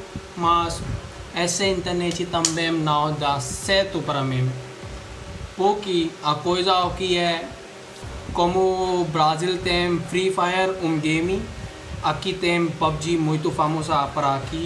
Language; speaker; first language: Portuguese; non-native, learner; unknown